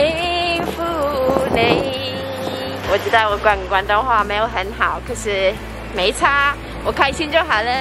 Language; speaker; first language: Chinese; non-native, fluent; English